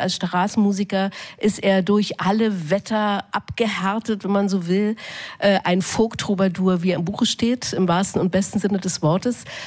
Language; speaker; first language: German; native; German